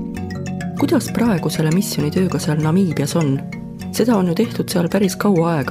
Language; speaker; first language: Estonian; native; Estonian